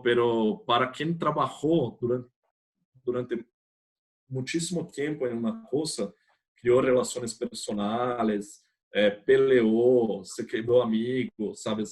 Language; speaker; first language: Spanish; non-native, fluent; Portuguese